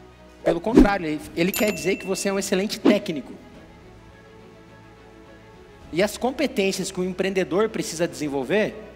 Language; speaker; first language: Portuguese; native; Portuguese